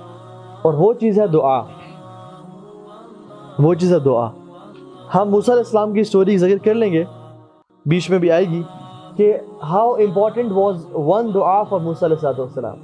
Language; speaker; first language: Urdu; native; Urdu